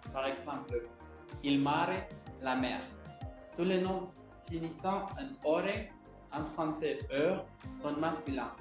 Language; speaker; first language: French; non-native, learner; Spanish